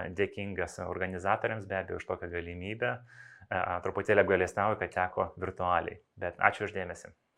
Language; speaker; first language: Lithuanian; non-native, local second language; Russian